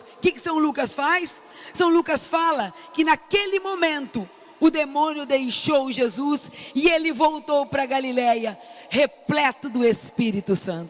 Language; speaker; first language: Portuguese; native; Portuguese